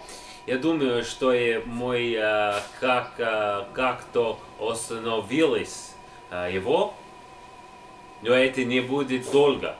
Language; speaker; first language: Russian; non-native, learner; English